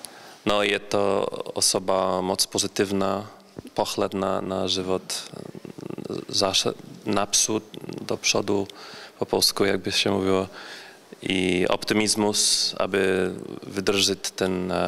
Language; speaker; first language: Czech; non-native, learner; Polish